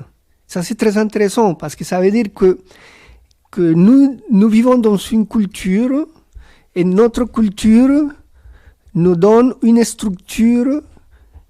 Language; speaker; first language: French; non-native, fluent; Spanish